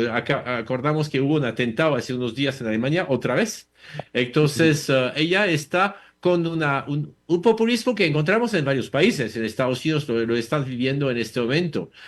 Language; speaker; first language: Spanish; non-native, fluent; French